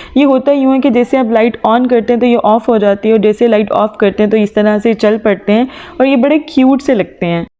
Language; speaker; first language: Urdu; native; Urdu